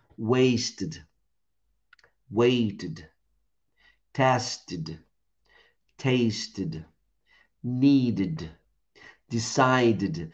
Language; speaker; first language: English; non-native, fluent; Portuguese